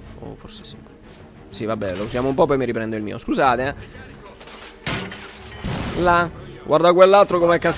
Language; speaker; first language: Italian; native; Italian